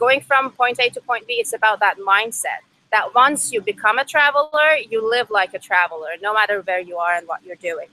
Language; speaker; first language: English; non-native, fluent; Persian